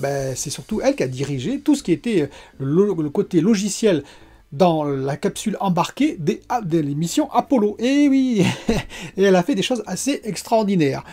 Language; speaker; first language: French; native; French